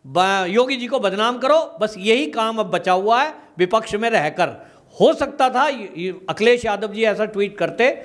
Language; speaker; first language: Hindi; native; Hindi